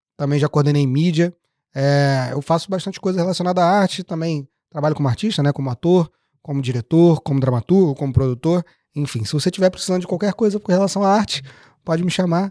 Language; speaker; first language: Portuguese; native; Portuguese